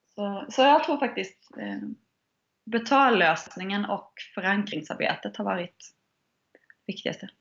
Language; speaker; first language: Swedish; native; Swedish